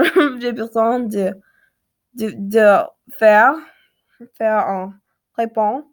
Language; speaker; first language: French; non-native, learner; English